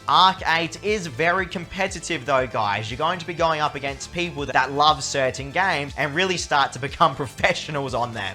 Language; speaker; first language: English; native; English